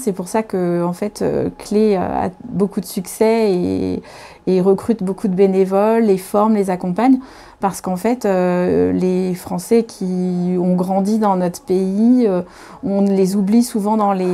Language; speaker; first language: French; native; French